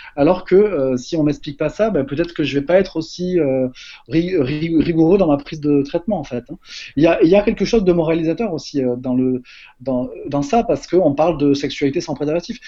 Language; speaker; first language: French; native; French